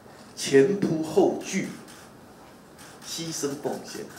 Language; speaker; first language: Chinese; native; Chinese